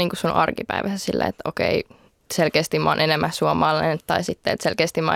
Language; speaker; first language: Finnish; native; Finnish